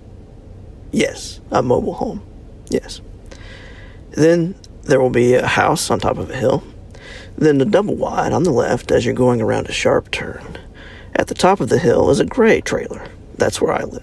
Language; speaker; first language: English; native; English